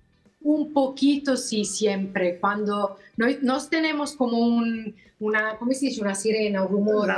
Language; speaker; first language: Spanish; non-native, learner; Italian